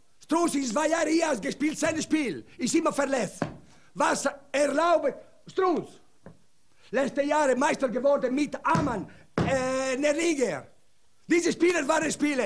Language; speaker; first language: German; non-native, learner; Italian